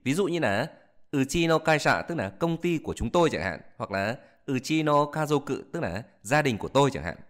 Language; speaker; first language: Vietnamese; native; Vietnamese